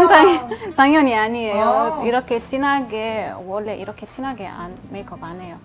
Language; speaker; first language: Korean; non-native, learner; Arabic